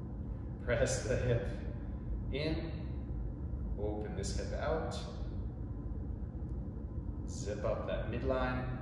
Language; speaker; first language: English; native; English